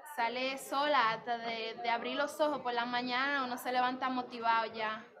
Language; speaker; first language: Spanish; native; Spanish